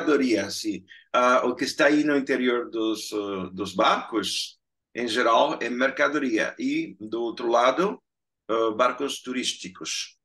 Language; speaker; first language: Portuguese; non-native, fluent; Spanish